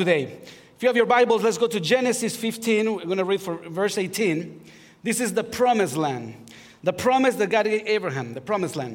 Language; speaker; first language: English; non-native, fluent; Spanish